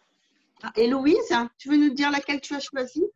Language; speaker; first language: French; native; French